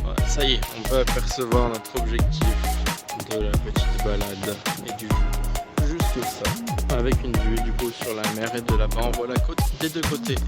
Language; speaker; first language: French; native; French